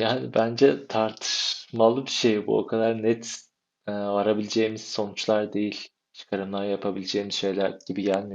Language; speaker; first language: Turkish; native; Turkish